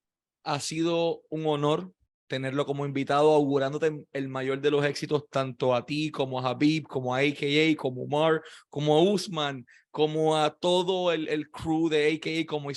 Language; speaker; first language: Spanish; native; Spanish